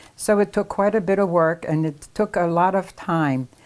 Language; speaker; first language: English; native; English